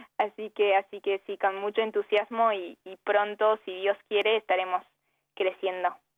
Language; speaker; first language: Spanish; early bilingual, heritage; Spanish